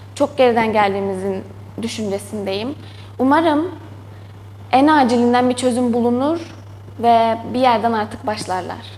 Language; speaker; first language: Turkish; native; Turkish